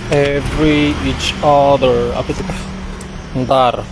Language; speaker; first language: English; non-native, learner; Indonesian